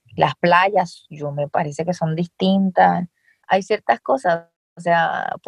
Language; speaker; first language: Spanish; native; Spanish